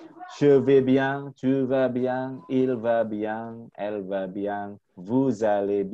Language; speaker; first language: French; non-native, fluent; Indonesian